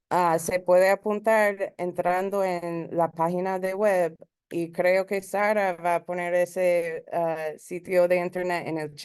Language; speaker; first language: Spanish; early bilingual, heritage; Spanish